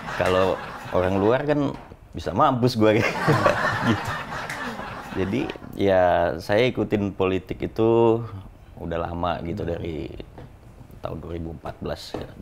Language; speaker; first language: Indonesian; non-native, fluent; German